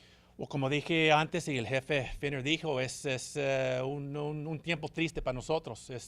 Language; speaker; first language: Spanish; early bilingual, heritage; Spanish